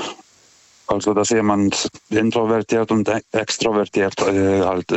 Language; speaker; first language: German; non-native, fluent; Lithuanian